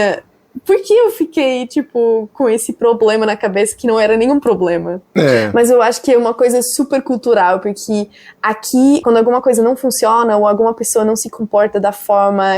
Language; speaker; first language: Portuguese; non-native, fluent; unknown